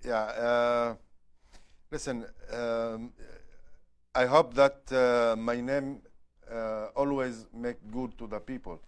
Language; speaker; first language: English; non-native, learner; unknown